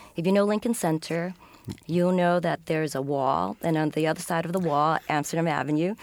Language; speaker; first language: English; native; English